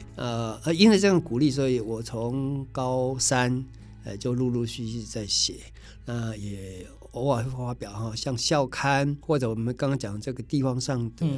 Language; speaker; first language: Chinese; non-native, local second language; Min Nan Chinese